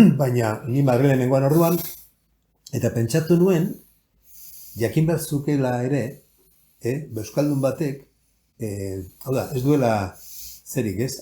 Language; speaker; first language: Basque; native; Basque